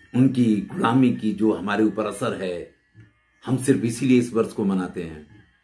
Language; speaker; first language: Hindi; native; Hindi